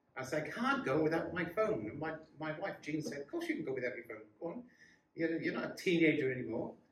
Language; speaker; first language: English; native; English